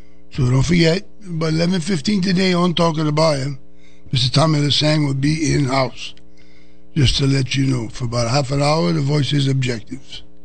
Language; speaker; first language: English; native; English